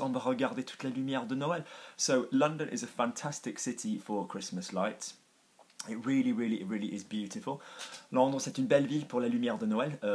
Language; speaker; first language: French; non-native, fluent; English